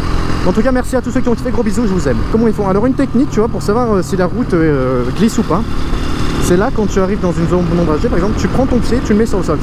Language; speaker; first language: French; native; French